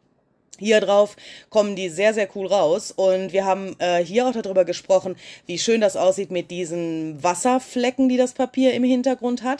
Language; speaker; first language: German; native; German